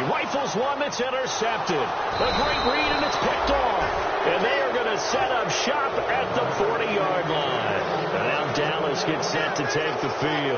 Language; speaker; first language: English; native; English